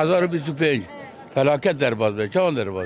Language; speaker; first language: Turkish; non-native, local second language; Kurdish